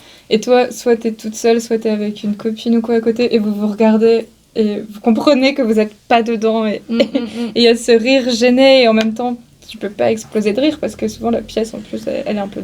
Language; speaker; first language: French; native; French